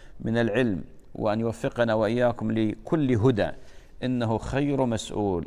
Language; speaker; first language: Arabic; native; Arabic